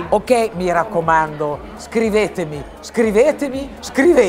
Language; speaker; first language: Italian; native; Italian